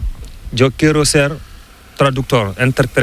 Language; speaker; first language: Spanish; non-native, learner; Fula